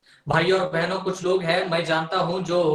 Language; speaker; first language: Hindi; non-native, local second language; Marathi